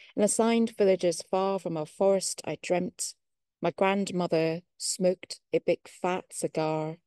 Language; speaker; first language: English; non-native, local second language; Cantonese